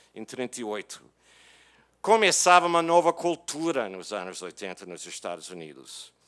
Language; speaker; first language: Portuguese; non-native, fluent; English